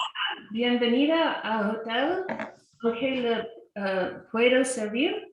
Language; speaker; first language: Spanish; non-native, learner; English